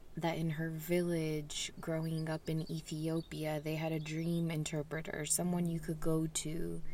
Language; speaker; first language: English; early bilingual, other home language; Spanish